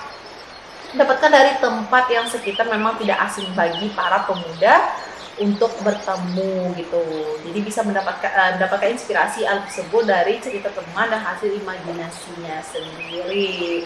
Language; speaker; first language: Indonesian; native; Indonesian